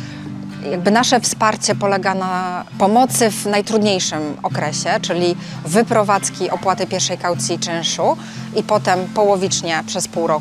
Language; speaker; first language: Polish; native; Polish